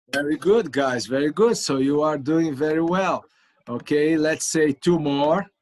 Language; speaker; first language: English; non-native, local second language; Portuguese